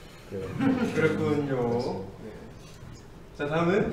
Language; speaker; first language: Korean; native; Korean